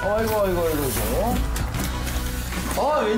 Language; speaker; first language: Korean; native; Korean